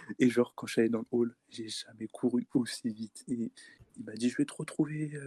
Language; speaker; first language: French; native; French